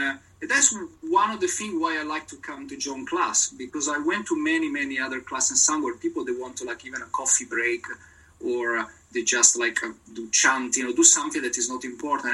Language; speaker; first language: English; non-native, learner; Italian